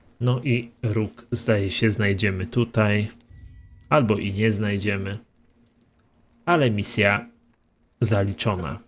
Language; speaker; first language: Polish; native; Polish